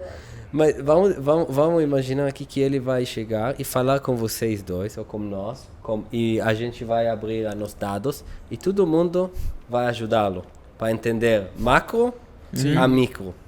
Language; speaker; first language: Portuguese; non-native, learner; Hebrew